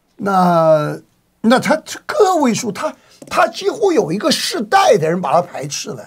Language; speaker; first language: Chinese; native; Chinese